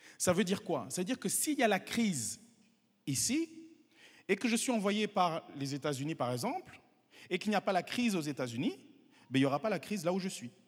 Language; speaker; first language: French; non-native, local second language; Kinyarwanda